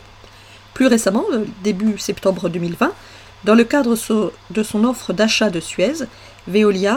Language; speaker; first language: French; native; French